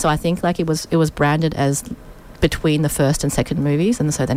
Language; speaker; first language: English; non-native, local second language; Cantonese